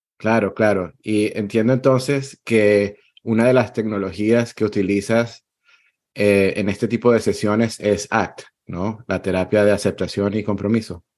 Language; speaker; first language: Spanish; native; Spanish